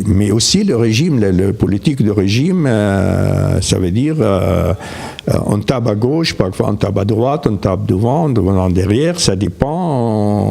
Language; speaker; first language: French; non-native, fluent; Arabic